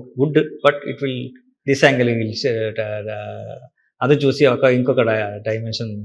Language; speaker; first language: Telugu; non-native, learner; Kannada